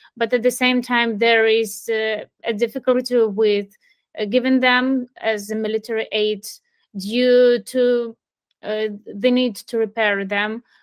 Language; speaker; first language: English; non-native, fluent; Ukrainian